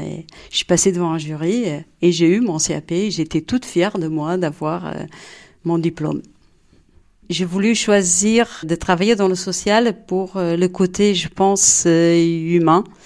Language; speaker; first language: French; non-native, fluent; Portuguese